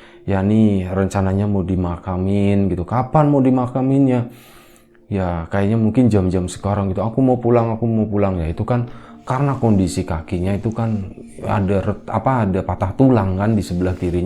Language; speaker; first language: Indonesian; native; Indonesian